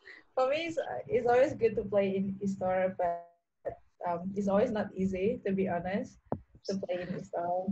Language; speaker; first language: English; non-native, learner; Indonesian